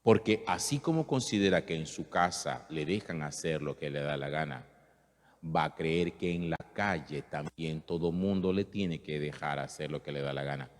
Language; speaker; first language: Spanish; native; Spanish